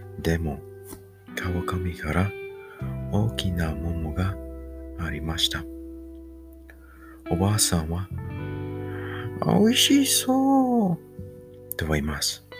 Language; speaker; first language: Japanese; non-native, learner; English